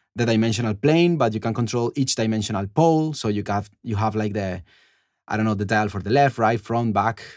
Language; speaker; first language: English; non-native, fluent; Spanish